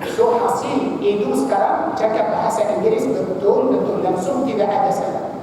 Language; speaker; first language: Malay; non-native, fluent; Arabic